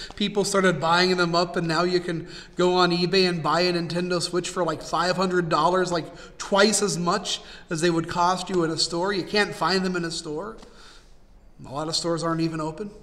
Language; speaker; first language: English; native; English